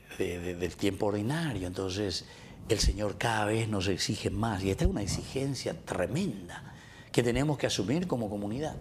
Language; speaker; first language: Spanish; native; Spanish